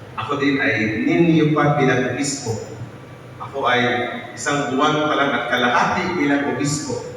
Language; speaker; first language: Filipino; non-native, local second language; Cebuano